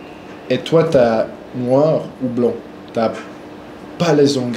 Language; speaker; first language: French; non-native, local second language; German